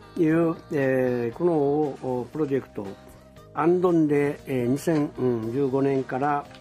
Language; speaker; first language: Japanese; native; Japanese